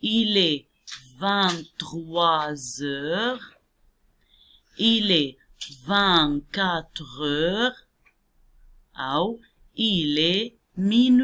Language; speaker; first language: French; non-native, fluent; Arabic